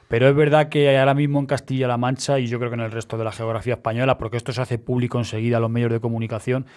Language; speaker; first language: Spanish; native; Spanish